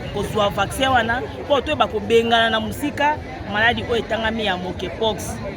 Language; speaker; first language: Lingala; native; Lingala